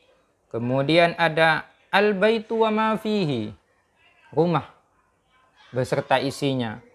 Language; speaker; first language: Indonesian; native; Indonesian